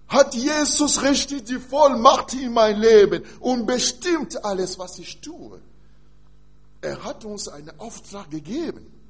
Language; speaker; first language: German; non-native, fluent; French